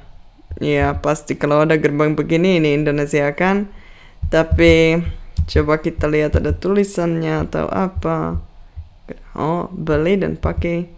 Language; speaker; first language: Indonesian; non-native, fluent; Czech